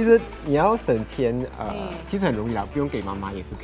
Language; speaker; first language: Chinese; native; Chinese